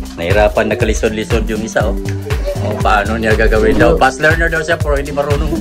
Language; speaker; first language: Filipino; non-native, local second language; Cebuano